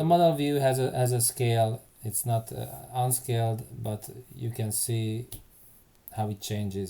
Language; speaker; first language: English; non-native, fluent; Hungarian